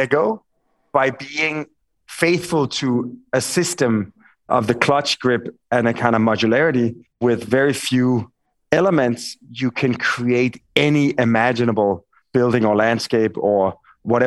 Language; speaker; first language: English; non-native, fluent; Danish